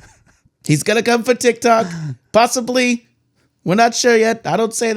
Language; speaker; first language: English; native; English